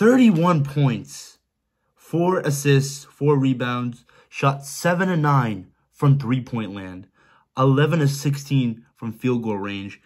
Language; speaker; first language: English; native; English